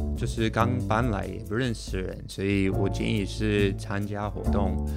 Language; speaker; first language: Chinese; non-native, fluent; English